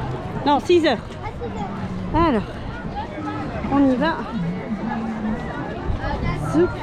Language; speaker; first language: French; native; French